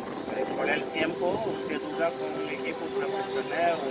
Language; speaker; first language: Spanish; non-native, learner; Haitian Creole